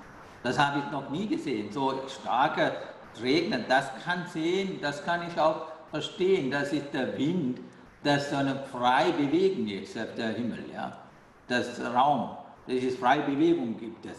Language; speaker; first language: German; non-native, fluent; Sinhala